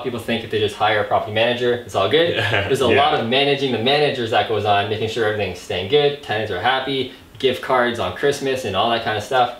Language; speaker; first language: English; native; English